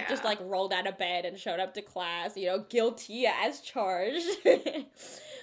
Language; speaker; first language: English; early bilingual, other home language; Telugu